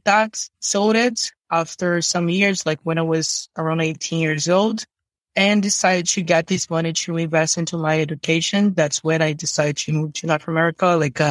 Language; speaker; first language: English; non-native, fluent; Portuguese